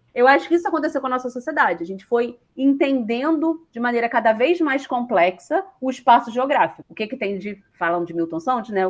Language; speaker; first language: Portuguese; native; Portuguese